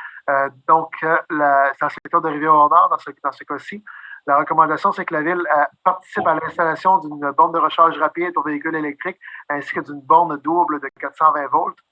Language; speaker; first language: French; native; French